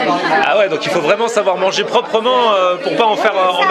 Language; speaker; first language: French; native; French